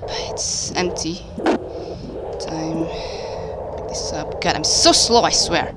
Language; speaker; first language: English; non-native, fluent; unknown